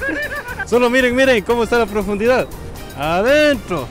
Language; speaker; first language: Spanish; native; Spanish